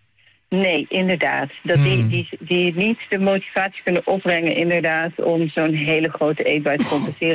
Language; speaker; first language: Dutch; native; Dutch